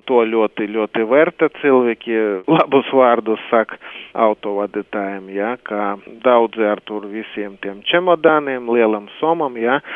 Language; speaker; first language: Latvian; non-native, local second language; Russian